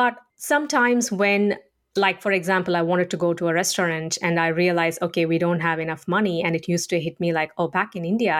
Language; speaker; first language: English; non-native, local second language; Tamil